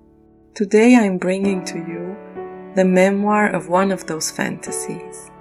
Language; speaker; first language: English; non-native, fluent; French